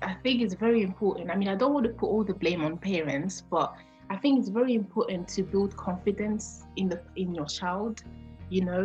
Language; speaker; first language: English; non-native, fluent; French